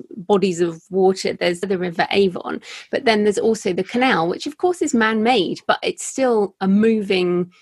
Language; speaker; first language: English; native; English